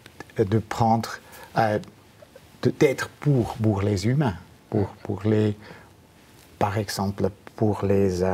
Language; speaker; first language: French; non-native, fluent; German